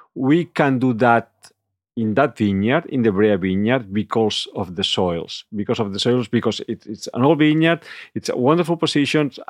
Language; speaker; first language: English; non-native, fluent; Catalan